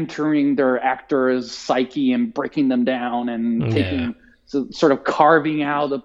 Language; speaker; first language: English; non-native, fluent; Italian